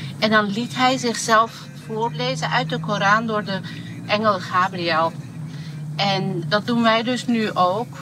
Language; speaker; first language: Dutch; non-native, fluent; Turkish